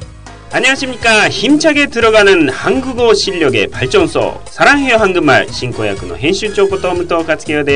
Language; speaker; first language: Korean; non-native, fluent; Japanese